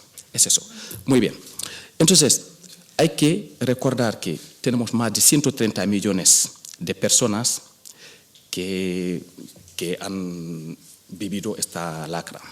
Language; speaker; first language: Spanish; non-native, fluent; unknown